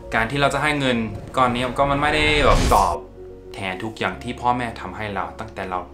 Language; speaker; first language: Thai; non-native, fluent; English